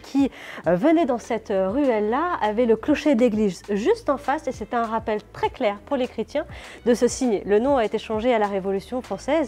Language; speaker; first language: French; native; French